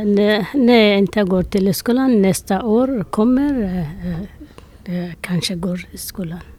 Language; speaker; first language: Swedish; non-native, learner; Persian